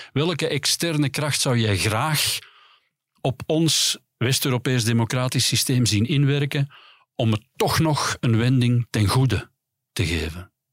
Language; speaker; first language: Dutch; native; Dutch